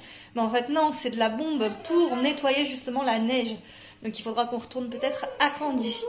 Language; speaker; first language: French; native; French